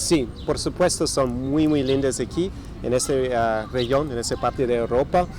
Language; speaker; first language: Spanish; non-native, fluent; English